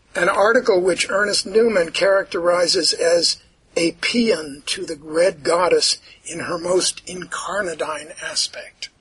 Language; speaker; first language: English; native; English